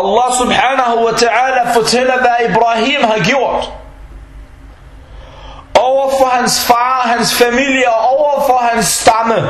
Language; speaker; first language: Danish; early bilingual, other home language; Arabic